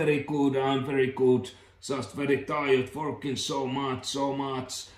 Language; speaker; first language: English; non-native, learner; Finnish